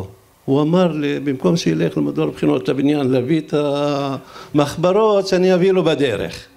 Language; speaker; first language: Hebrew; non-native, local second language; Arabic